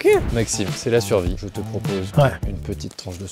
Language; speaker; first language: French; native; French